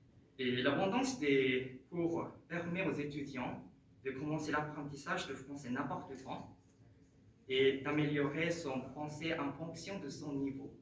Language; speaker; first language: French; non-native, fluent; Japanese